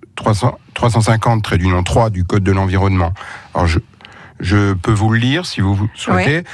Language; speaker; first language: French; native; French